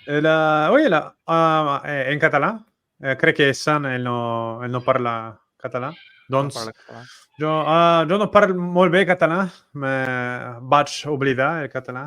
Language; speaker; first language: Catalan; non-native, learner; Portuguese